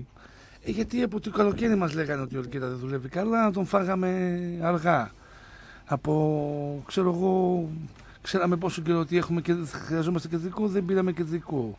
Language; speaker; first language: Greek; native; Greek